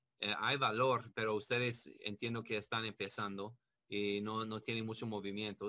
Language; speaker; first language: Spanish; non-native, learner; English